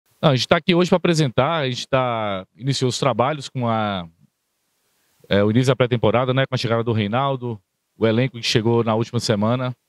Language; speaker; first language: Portuguese; native; Portuguese